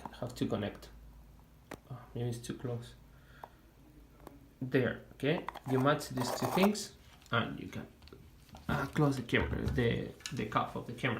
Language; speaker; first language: English; non-native, fluent; Spanish